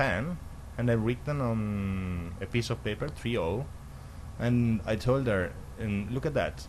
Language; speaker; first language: English; non-native, learner; Italian